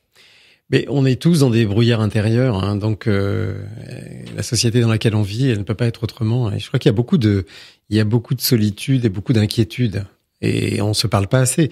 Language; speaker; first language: French; native; French